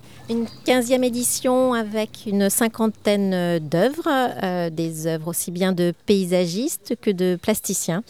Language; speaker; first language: French; native; French